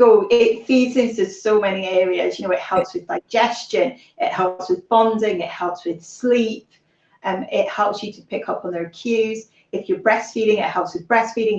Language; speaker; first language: English; native; English